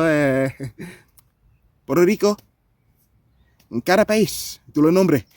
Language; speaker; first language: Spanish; non-native, learner; English